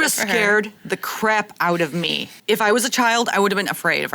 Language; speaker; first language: English; native; English